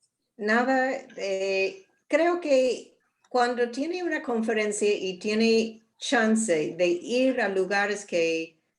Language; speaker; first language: Spanish; non-native, learner; English